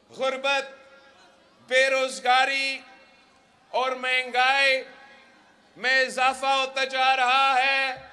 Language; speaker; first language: Urdu; early bilingual, heritage; Urdu